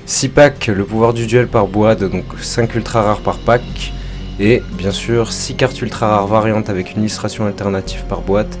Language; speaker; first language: French; native; French